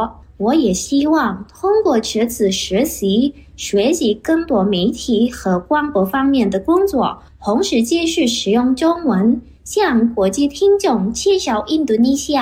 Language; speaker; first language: Chinese; non-native, fluent; Indonesian